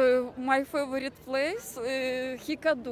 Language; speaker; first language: English; non-native, learner; Russian